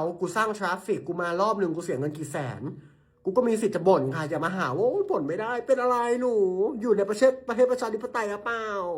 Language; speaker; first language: Thai; native; Thai